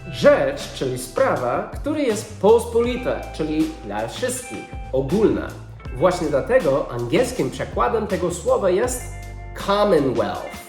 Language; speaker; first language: Polish; non-native, fluent; English